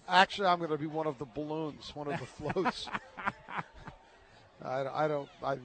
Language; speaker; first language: English; native; English